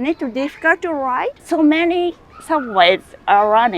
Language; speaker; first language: English; non-native, learner; Japanese